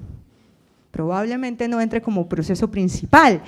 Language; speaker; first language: Spanish; native; Spanish